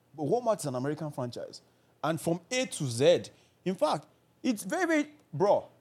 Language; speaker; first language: English; non-native, local second language; Yoruba